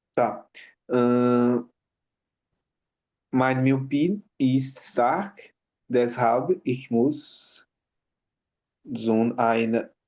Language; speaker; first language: German; non-native, learner; Portuguese